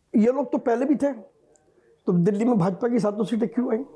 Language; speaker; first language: Hindi; native; Hindi